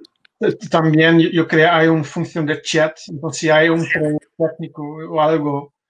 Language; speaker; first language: Spanish; non-native, fluent; Dutch